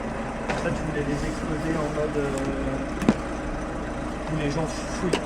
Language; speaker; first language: French; native; French